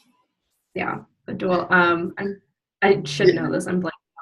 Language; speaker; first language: English; native; English